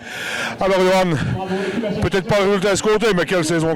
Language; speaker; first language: French; native; French